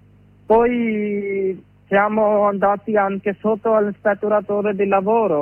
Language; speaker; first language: Italian; non-native, learner; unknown